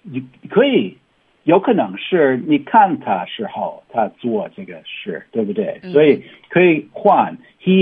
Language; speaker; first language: Chinese; non-native, learner; English